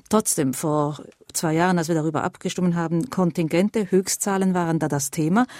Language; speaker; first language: German; native; German